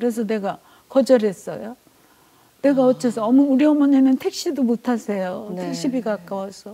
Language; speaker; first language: Korean; native; Korean